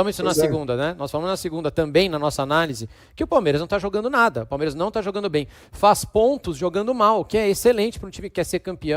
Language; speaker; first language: Portuguese; native; Portuguese